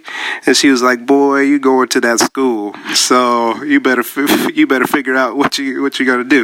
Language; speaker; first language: English; early bilingual, other home language; Spanish